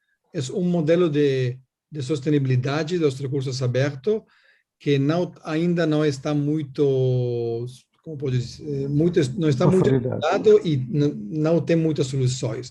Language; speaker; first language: Portuguese; non-native, learner; Italian